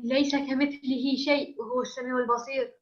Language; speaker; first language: Arabic; non-native, learner; English